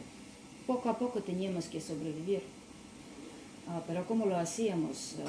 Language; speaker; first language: Spanish; non-native, learner; Russian